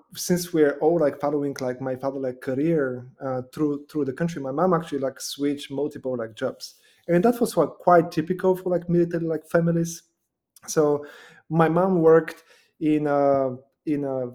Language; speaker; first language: English; non-native, fluent; Bulgarian